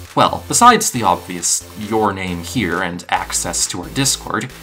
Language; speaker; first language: English; native; English